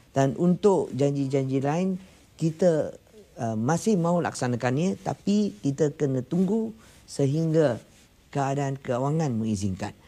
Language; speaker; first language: Malay; non-native, local second language; Chinese